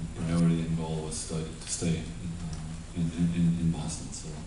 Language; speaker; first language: English; non-native, fluent; Slovak